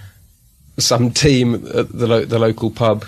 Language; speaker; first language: English; native; English